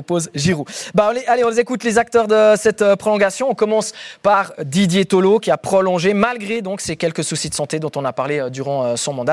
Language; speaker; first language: French; native; French